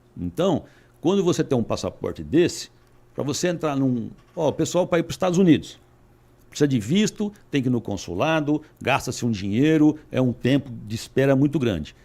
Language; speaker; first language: Portuguese; native; Portuguese